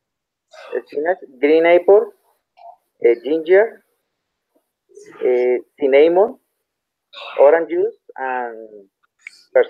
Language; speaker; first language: English; non-native, learner; Spanish